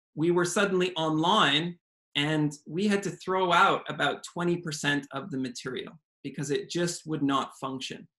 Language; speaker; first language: English; native; English